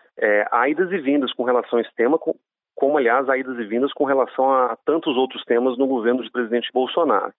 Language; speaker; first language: Portuguese; non-native, fluent; Hebrew